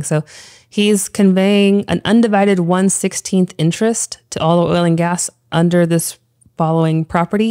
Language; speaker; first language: English; native; English